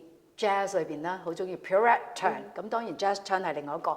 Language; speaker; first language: Cantonese; native; Cantonese